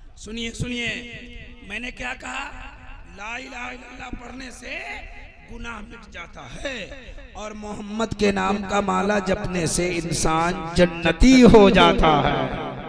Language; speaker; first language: Hindi; native; Hindi